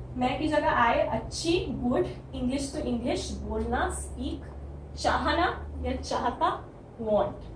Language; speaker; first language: Hindi; native; Hindi